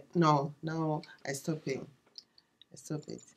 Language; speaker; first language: English; non-native, learner; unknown